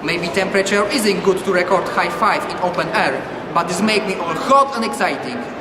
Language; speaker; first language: English; non-native, learner; Polish